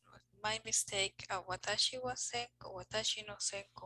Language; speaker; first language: Japanese; non-native, learner; English